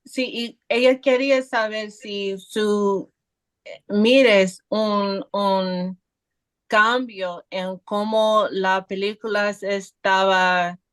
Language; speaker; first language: Spanish; non-native, learner; English